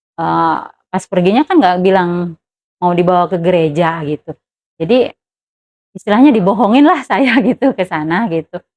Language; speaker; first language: Indonesian; non-native, local second language; Sundanese